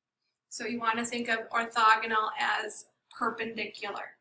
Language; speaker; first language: English; native; English